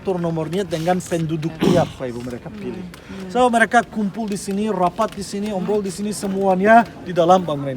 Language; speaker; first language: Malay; non-native, fluent; Turkish